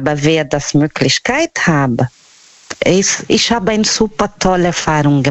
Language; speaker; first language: German; non-native, learner; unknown